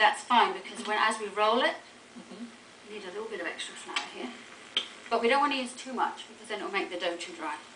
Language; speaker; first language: English; native; English